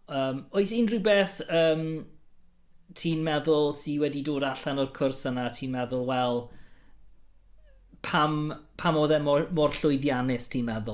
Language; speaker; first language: Welsh; non-native, local second language; English